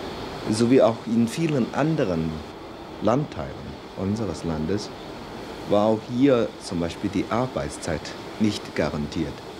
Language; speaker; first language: German; non-native, fluent; Chinese